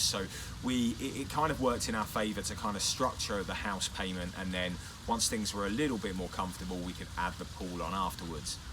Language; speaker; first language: English; native; English